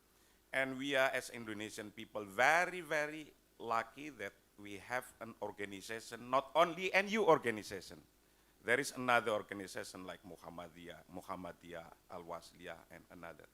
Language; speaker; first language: English; non-native, fluent; Indonesian